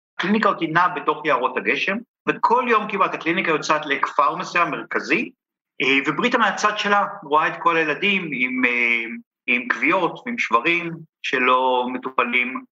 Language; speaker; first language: Hebrew; native; Hebrew